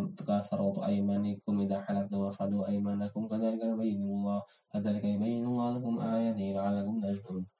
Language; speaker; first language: Arabic; non-native, learner; Indonesian